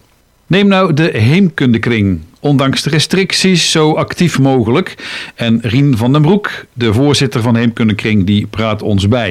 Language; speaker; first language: Dutch; native; Dutch